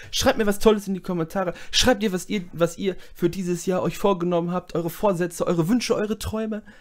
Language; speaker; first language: German; native; German